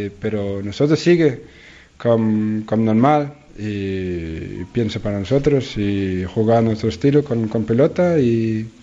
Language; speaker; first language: Spanish; non-native, learner; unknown